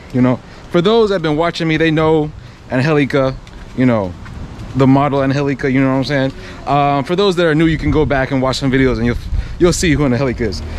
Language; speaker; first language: English; native; English